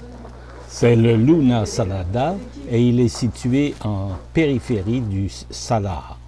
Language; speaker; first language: French; native; French